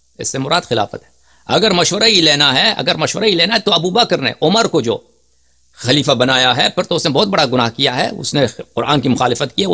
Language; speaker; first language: Urdu; non-native, fluent; Persian